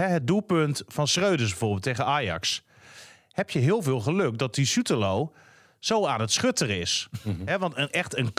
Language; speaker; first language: Dutch; native; Dutch